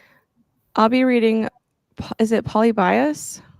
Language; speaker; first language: English; native; English